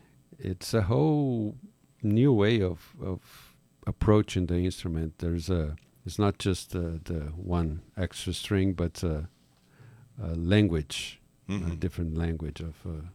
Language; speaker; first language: English; non-native, fluent; Portuguese